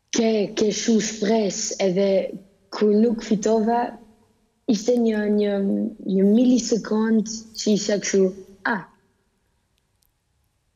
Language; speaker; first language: Albanian; early bilingual, heritage; Albanian